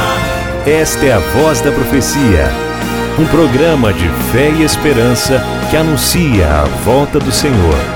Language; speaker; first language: Portuguese; native; Portuguese